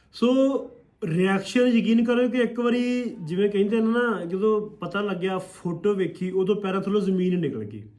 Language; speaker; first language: Punjabi; native; Punjabi